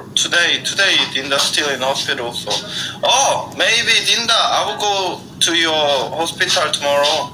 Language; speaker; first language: English; non-native, learner; Korean